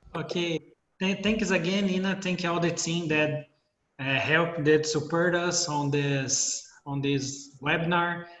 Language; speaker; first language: English; non-native, fluent; Portuguese